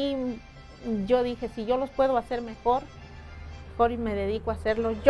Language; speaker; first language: Spanish; native; Spanish